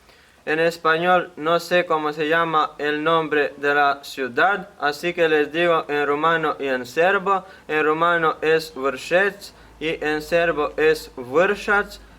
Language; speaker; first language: Spanish; non-native, fluent; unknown